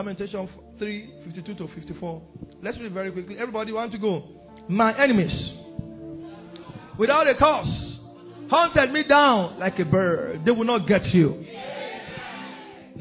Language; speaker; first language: English; non-native, local second language; Yoruba